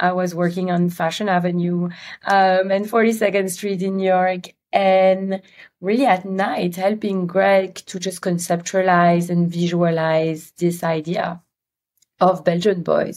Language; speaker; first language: English; non-native, fluent; Dutch